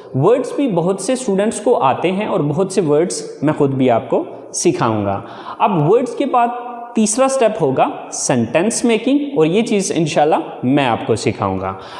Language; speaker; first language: Urdu; native; Urdu